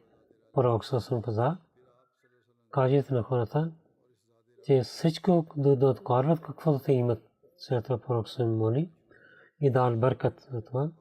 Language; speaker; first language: Bulgarian; non-native, learner; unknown